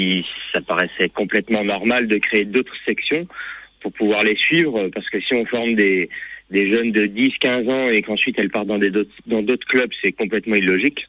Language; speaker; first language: French; native; French